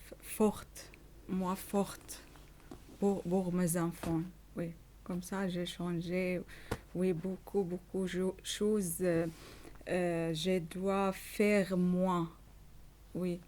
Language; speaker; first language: French; non-native, learner; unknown